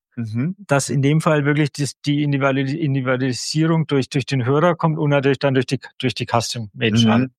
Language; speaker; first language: German; native; German